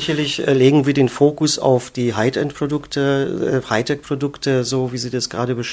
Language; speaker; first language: German; native; German